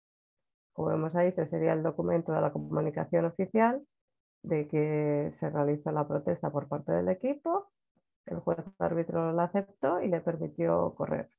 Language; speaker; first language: Spanish; native; Spanish